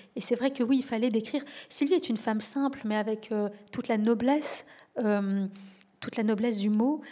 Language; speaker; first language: French; native; French